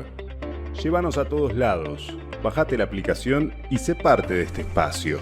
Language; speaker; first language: Spanish; native; Spanish